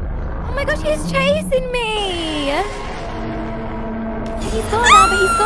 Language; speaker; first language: English; native; English